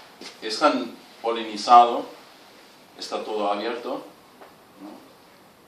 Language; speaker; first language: Spanish; non-native, fluent; German